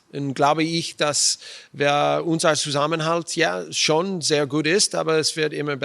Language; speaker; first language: German; non-native, fluent; English